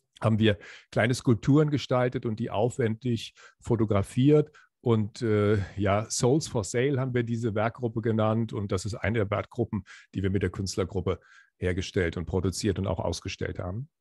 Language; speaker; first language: German; native; German